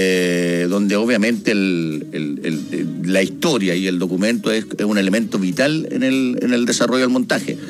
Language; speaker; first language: Spanish; native; Spanish